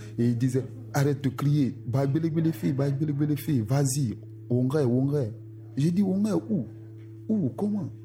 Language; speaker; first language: French; non-native, local second language; Susu